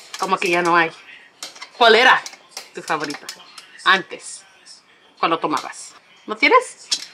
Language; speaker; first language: Spanish; early bilingual, heritage; Spanish